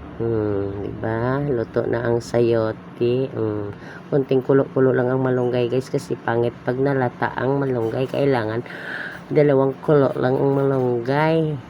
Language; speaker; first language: Filipino; non-native, local second language; Hiligaynon